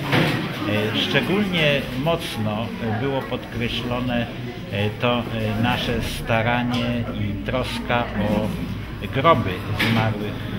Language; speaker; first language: Polish; native; Polish